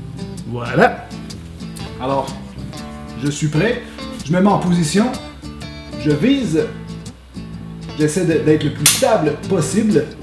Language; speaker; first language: French; native; French